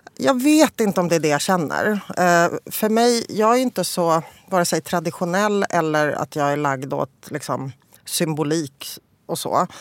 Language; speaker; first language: Swedish; early bilingual, other home language; Polish